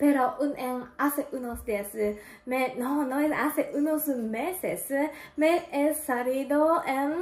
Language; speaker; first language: Spanish; non-native, learner; Japanese